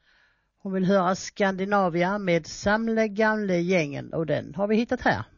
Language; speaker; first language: Swedish; native; Swedish